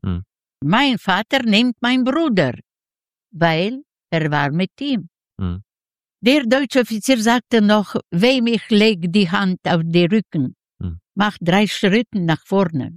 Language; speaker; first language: German; non-native, learner; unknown